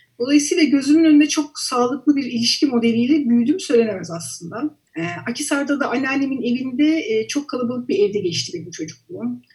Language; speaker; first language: Turkish; native; Turkish